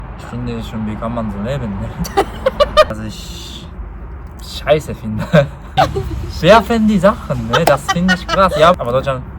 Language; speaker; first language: German; non-native, learner; Japanese